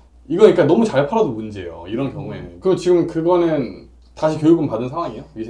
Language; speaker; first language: Korean; native; Korean